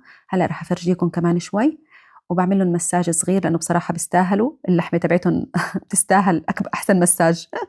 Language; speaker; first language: Arabic; native; Arabic